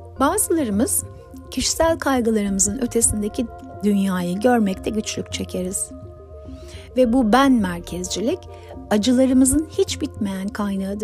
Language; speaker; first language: Turkish; native; Turkish